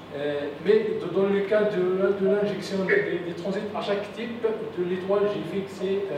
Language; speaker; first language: French; non-native, local second language; Arabic